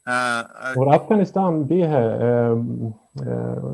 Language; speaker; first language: Hindi; non-native, learner; Swedish